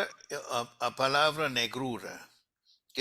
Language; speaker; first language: Portuguese; non-native, fluent; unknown